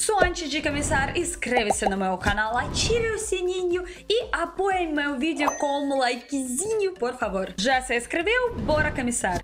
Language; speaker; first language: Portuguese; non-native, learner; Russian